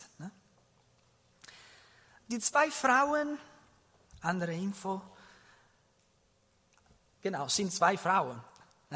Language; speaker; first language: German; non-native, learner; Italian